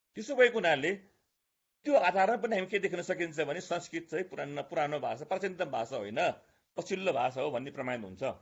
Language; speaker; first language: Nepali; non-native, local second language; Eastern Tamang